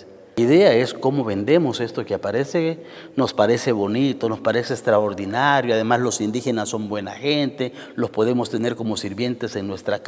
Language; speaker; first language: Spanish; native; Spanish